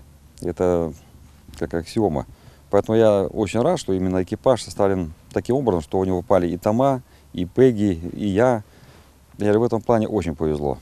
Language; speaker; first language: Russian; native; Russian